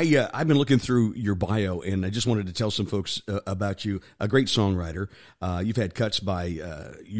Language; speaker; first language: English; native; English